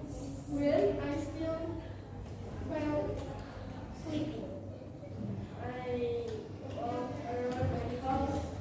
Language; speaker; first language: English; non-native, learner; Indonesian